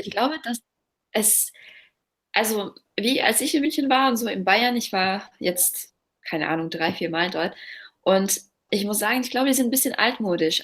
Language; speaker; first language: German; non-native, fluent; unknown